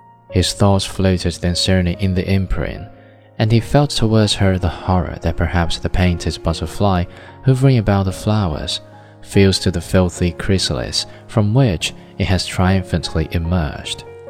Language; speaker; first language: English; non-native, fluent; Chinese